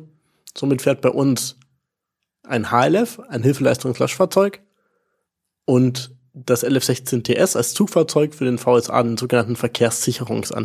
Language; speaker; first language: German; native; German